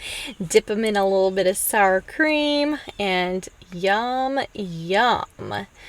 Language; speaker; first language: English; native; English